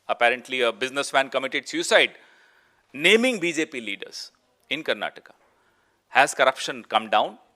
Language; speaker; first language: English; non-native, local second language; Hindi